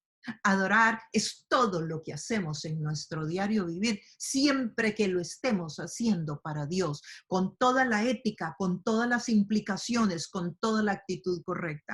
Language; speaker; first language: Spanish; native; Spanish